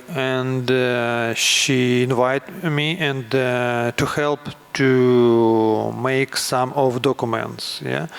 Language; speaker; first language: English; non-native, learner; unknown